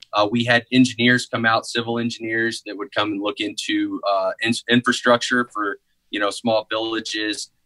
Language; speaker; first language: English; native; English